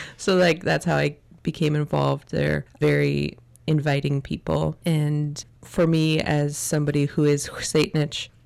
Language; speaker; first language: English; native; English